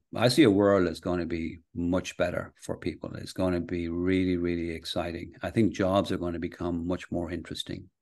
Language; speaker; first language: English; native; English